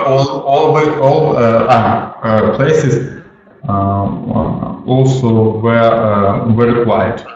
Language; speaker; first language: English; non-native, learner; Russian